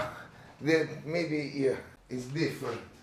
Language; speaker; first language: English; non-native, learner; Italian